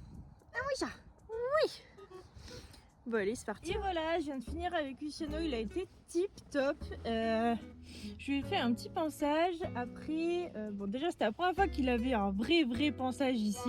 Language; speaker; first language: French; native; French